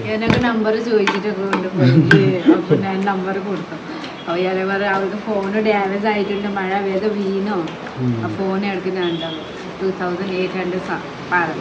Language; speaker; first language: Malayalam; non-native, fluent; Nepali